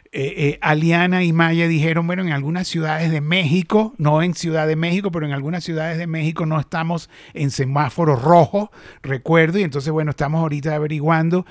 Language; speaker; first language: Spanish; native; Spanish